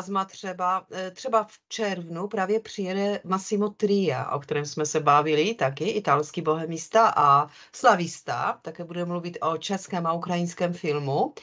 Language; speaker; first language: Czech; non-native, fluent; Polish